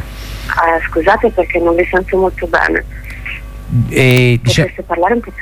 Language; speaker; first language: Italian; native; Italian